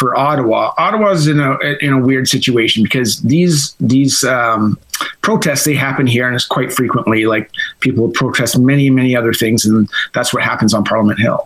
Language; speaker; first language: English; native; English